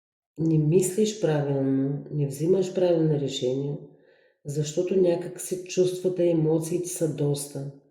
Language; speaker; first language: Bulgarian; native; Bulgarian